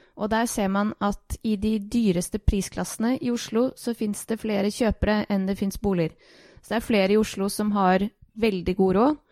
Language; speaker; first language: Norwegian; early bilingual, other home language; Bosnian